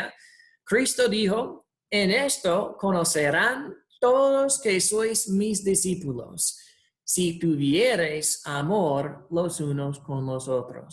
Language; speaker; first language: Spanish; non-native, fluent; English